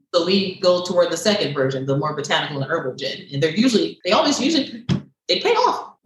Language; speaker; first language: English; native; English